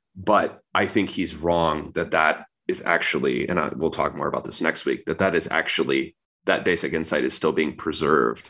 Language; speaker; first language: English; native; English